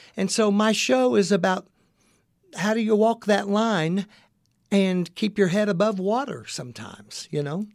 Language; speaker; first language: English; native; English